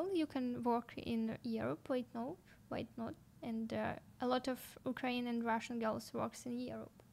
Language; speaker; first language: English; non-native, learner; Russian